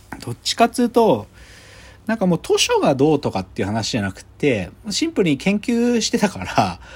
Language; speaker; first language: Japanese; native; Japanese